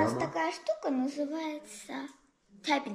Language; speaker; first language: Russian; early bilingual, heritage; Russian